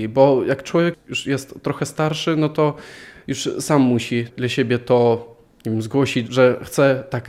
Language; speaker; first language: Polish; non-native, local second language; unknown